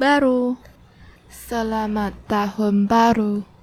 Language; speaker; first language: Indonesian; non-native, learner; Chinese